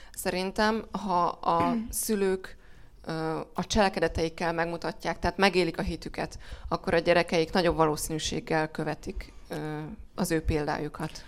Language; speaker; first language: Hungarian; native; Hungarian